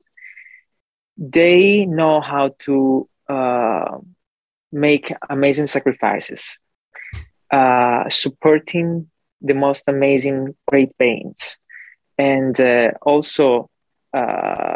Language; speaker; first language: English; non-native, fluent; Italian